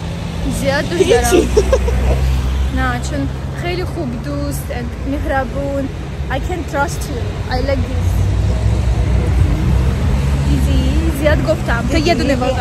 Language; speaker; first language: Persian; non-native, learner; Turkish